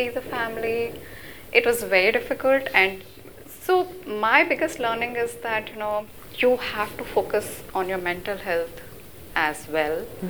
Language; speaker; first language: English; non-native, local second language; Hindi